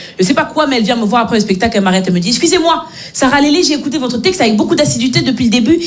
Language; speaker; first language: French; native; French